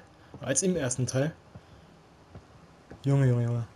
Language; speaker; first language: German; native; German